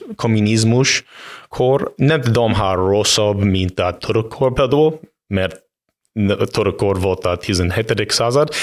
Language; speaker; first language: Hungarian; non-native, fluent; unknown